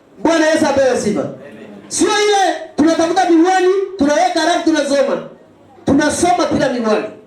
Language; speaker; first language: Swahili; non-native, local second language; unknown